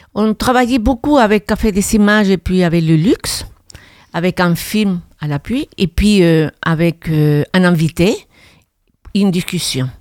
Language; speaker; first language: French; non-native, fluent; Spanish